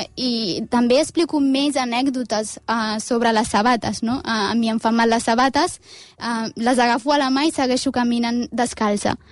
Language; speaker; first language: Catalan; early bilingual, other home language; Amharic